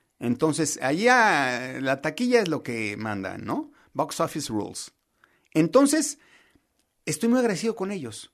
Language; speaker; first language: Spanish; native; Spanish